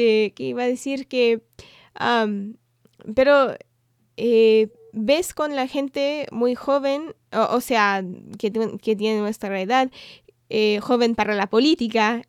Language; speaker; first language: Spanish; non-native, fluent; English